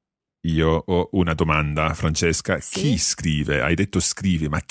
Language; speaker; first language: Italian; non-native, fluent; English